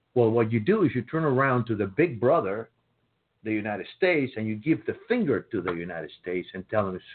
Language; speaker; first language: English; early bilingual, other home language; Spanish